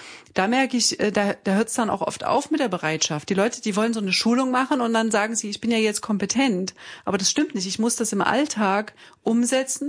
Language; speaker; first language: German; native; German